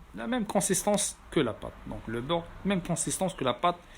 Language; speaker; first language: French; non-native, local second language; Arabic